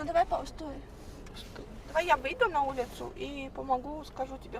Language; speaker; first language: Russian; native; Russian